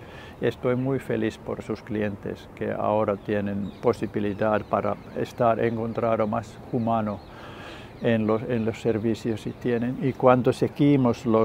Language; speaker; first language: Spanish; non-native, learner; Finnish